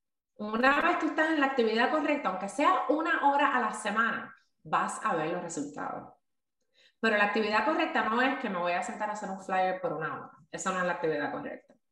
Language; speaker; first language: Spanish; native; Spanish